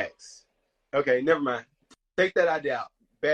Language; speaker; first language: English; native; English